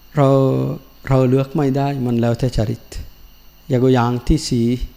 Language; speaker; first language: Thai; non-native, learner; Sinhala